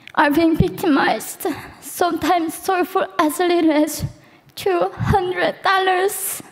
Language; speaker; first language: English; non-native, fluent; Korean